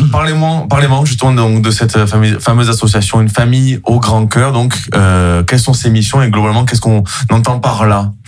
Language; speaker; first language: French; native; French